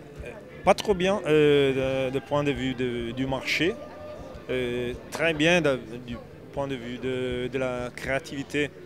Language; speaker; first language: French; non-native, fluent; Italian